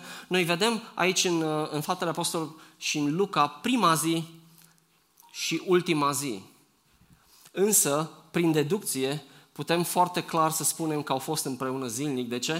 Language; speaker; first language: Romanian; native; Romanian